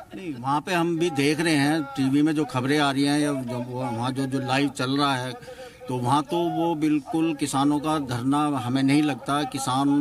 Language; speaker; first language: Hindi; native; Hindi